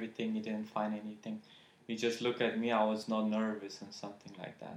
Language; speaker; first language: English; non-native, fluent; Persian